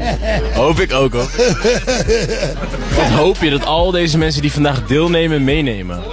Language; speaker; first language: Dutch; native; Dutch